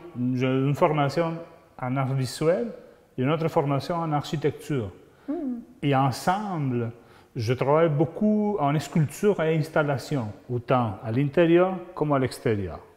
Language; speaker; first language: French; non-native, fluent; Spanish